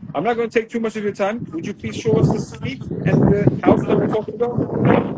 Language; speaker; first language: English; non-native, fluent; Turkish